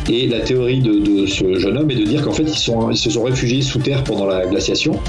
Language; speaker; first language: French; native; French